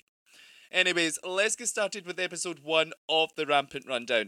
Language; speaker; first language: English; native; English